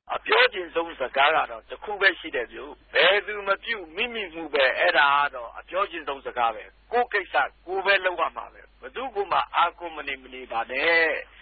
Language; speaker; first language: Burmese; non-native, local second language; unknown